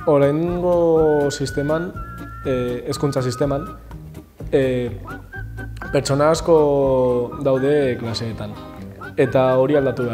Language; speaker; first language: Basque; non-native, local second language; Spanish